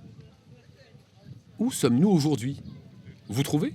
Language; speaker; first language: French; native; French